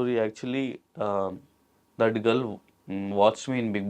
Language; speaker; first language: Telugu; non-native, local second language; Urdu